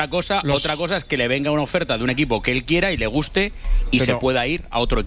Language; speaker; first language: Spanish; native; Spanish